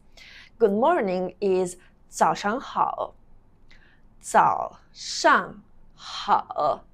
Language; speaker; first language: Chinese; non-native, fluent; Italian